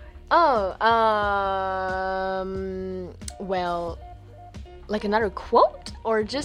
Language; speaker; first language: English; early bilingual, other home language; French